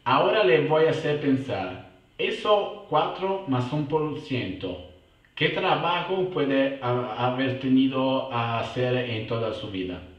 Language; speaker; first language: Spanish; non-native, fluent; Italian